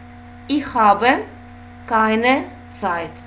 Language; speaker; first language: German; non-native, fluent; Russian